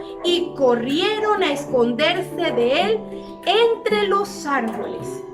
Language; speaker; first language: Spanish; native; Spanish